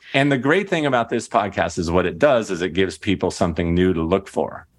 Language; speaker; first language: English; native; English